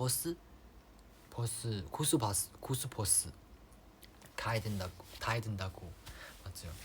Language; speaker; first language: Korean; non-native, fluent; Chinese